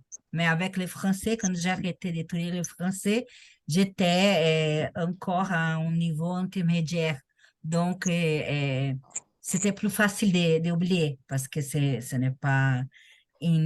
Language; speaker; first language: French; non-native, learner; Portuguese